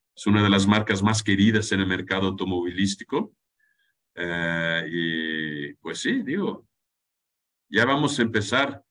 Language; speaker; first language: Spanish; non-native, fluent; German